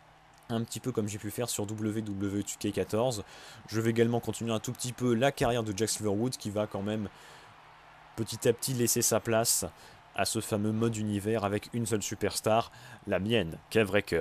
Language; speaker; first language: French; native; French